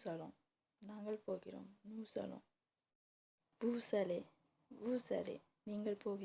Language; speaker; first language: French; non-native, fluent; Tamil